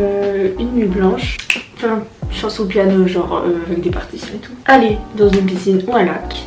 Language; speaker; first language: French; native; French